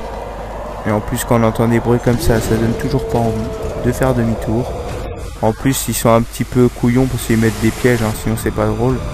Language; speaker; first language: French; native; French